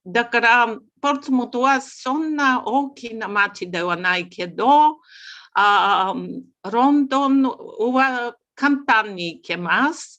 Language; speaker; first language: Japanese; non-native, learner; Bulgarian